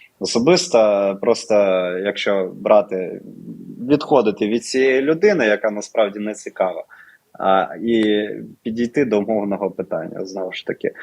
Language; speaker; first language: Ukrainian; non-native, local second language; Russian